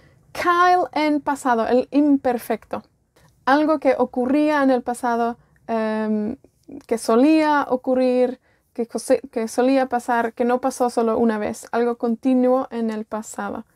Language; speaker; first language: Spanish; non-native, fluent; Welsh